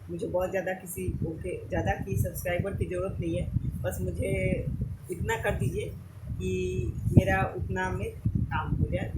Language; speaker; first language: Hindi; native; Hindi